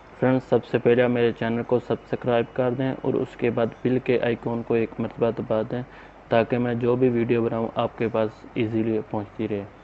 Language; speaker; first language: Urdu; non-native, local second language; Punjabi